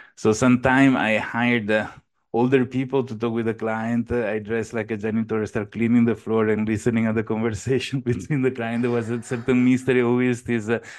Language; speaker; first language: English; non-native, fluent; Italian